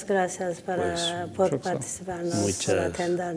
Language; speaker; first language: Spanish; non-native, learner; Turkish